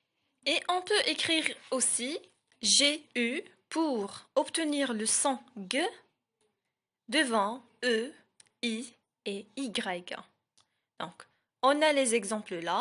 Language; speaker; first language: French; non-native, local second language; Arabic